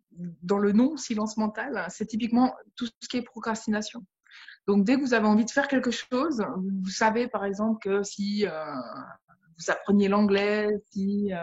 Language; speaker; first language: French; native; French